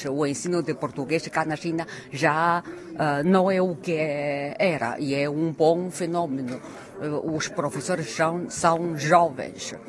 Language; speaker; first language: Portuguese; non-native, fluent; Chinese